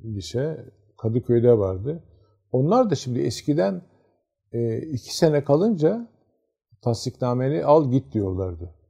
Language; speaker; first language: Turkish; native; Turkish